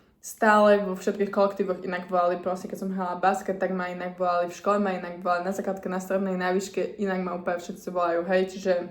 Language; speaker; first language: Slovak; native; Slovak